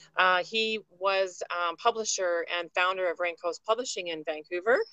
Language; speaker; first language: English; native; English